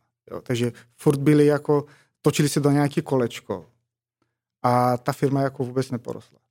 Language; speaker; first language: Czech; non-native, fluent; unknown